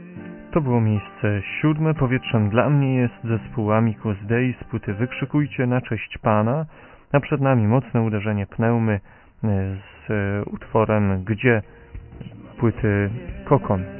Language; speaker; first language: Polish; native; Polish